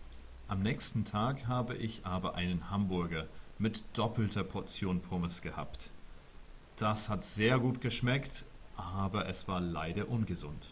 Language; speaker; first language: German; non-native, fluent; English